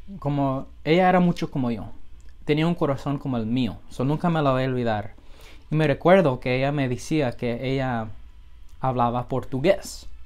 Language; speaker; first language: Spanish; early bilingual, heritage; Spanish